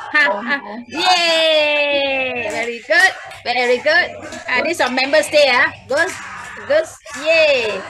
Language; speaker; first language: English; non-native, local second language; Chinese